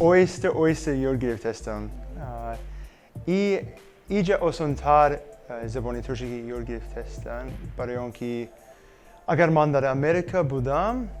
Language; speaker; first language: Persian; non-native, learner; English